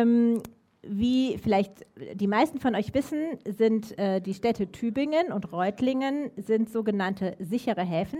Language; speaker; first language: German; native; German